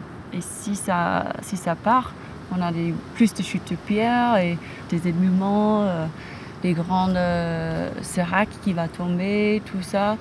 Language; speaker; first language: French; non-native, fluent; English